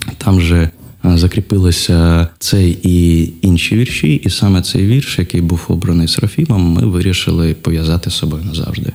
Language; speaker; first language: Ukrainian; non-native, local second language; Russian